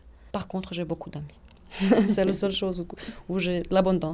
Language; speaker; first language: French; non-native, fluent; Bosnian